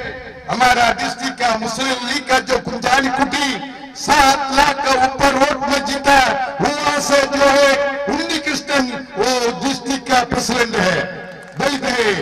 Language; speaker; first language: Hindi; non-native, local second language; Malayalam